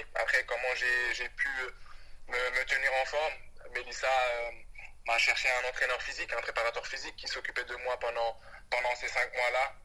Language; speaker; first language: French; early bilingual, other home language; Wolof